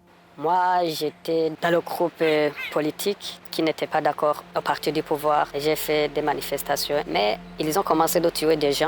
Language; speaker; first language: French; non-native, fluent; Rundi